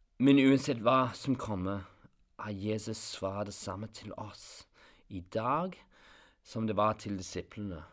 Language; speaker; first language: Norwegian; non-native, fluent; English